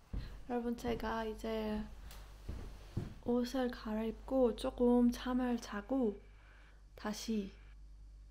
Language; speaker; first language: Korean; non-native, fluent; Persian